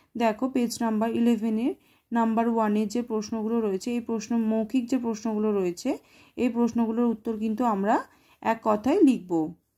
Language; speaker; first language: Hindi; non-native, local second language; Bangla